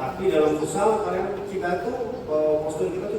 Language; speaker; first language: Indonesian; native; Indonesian